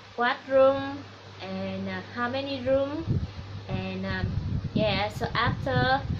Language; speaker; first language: English; non-native, learner; Vietnamese